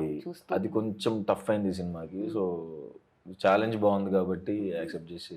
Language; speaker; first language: Telugu; native; Telugu